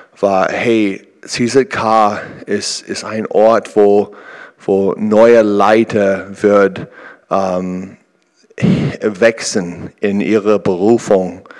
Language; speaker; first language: German; non-native, learner; English